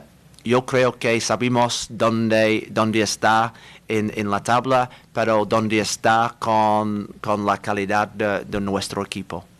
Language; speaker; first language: Spanish; non-native, learner; English